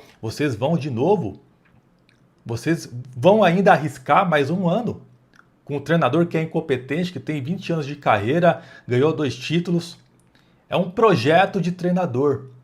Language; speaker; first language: Portuguese; native; Portuguese